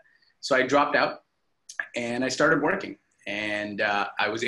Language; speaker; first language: English; non-native, local second language; Hindi